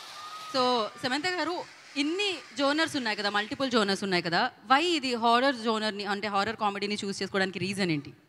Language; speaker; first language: Telugu; native; Telugu